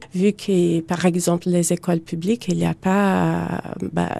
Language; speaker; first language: French; non-native, fluent; Portuguese